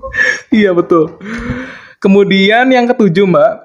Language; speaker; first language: Indonesian; native; Indonesian